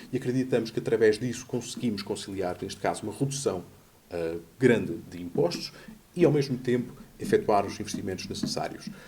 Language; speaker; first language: Portuguese; native; Portuguese